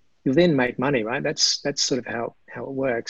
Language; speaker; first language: English; native; English